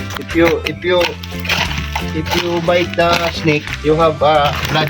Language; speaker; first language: English; non-native, local second language; Filipino